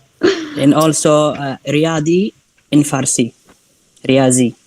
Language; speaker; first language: English; non-native, learner; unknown